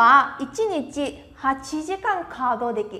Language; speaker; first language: Japanese; non-native, fluent; Vietnamese